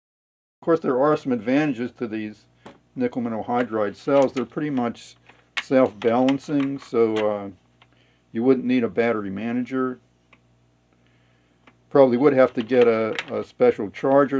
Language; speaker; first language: English; native; English